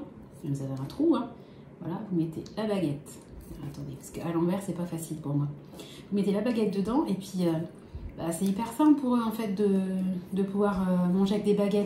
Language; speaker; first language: French; native; French